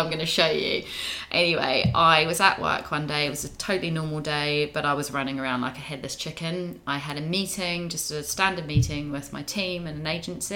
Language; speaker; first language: English; native; English